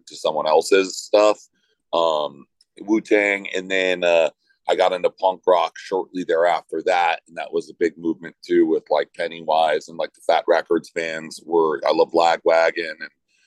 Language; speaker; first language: English; native; English